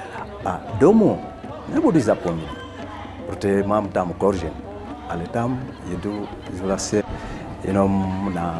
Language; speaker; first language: Czech; non-native, learner; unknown